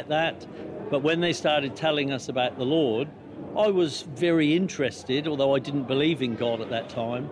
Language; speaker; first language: English; native; English